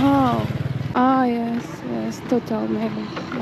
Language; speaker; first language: English; non-native, learner; Turkmen